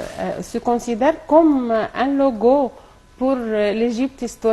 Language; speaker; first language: French; non-native, local second language; Arabic